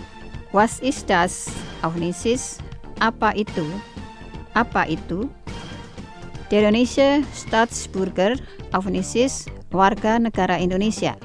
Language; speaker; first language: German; non-native, fluent; Indonesian